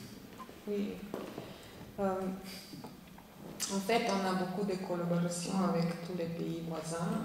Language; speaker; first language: French; non-native, fluent; Slovenian